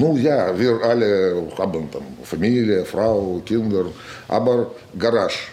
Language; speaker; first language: German; non-native, learner; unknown